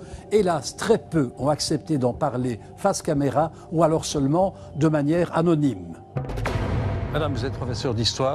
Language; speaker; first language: French; native; French